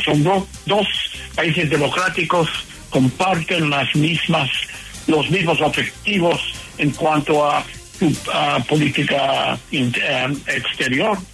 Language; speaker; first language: Spanish; non-native, fluent; English